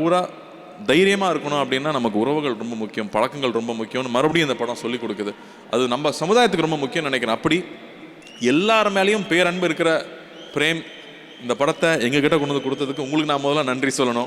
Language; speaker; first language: Tamil; native; Tamil